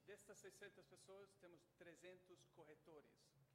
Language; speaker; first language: Portuguese; non-native, fluent; English